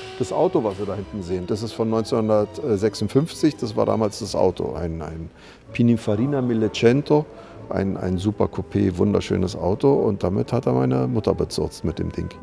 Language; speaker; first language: German; native; German